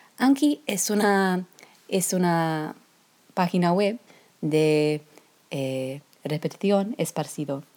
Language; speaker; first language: Spanish; non-native, learner; English